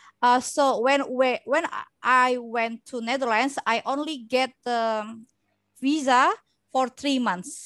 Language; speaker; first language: English; non-native, learner; Indonesian